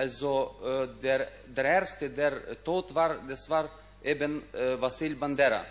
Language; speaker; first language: German; non-native, fluent; Ukrainian